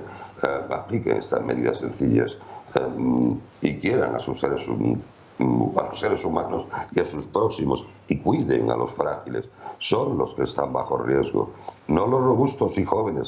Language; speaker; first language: Spanish; native; Spanish